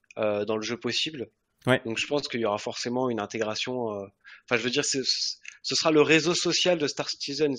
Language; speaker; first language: French; native; French